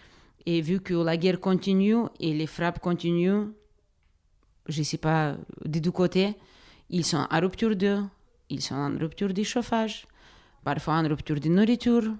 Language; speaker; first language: French; non-native, fluent; Russian